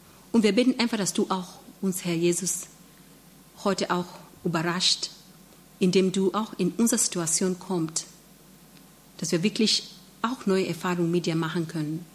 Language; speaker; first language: German; non-native, fluent; Swahili